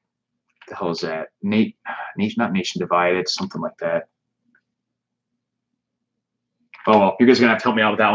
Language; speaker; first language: English; native; English